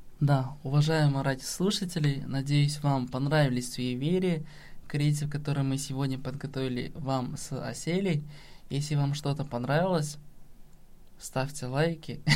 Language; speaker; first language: Russian; non-native, local second language; Kazakh